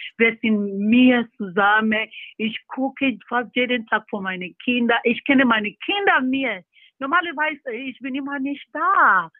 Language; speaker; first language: German; non-native, learner; Yoruba